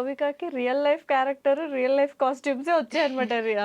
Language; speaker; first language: Telugu; native; Telugu